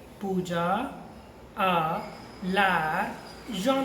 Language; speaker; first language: French; non-native, learner; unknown